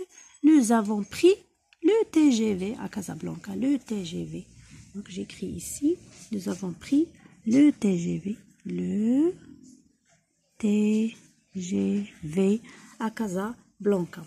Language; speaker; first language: French; non-native, local second language; Arabic